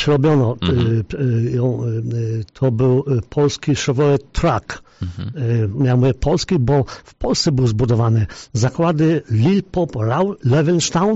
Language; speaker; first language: Polish; native; Polish